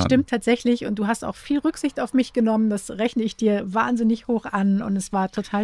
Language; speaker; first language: German; native; German